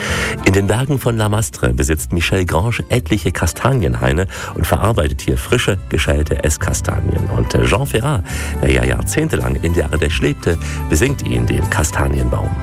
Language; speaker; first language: German; native; German